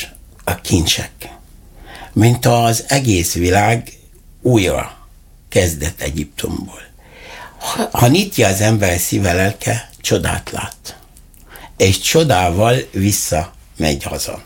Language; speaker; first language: Hungarian; non-native, learner; Arabic